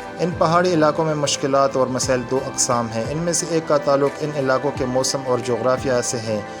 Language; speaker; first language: Urdu; non-native, local second language; Khowar